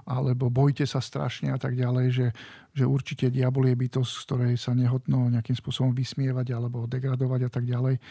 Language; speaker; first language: Slovak; native; Slovak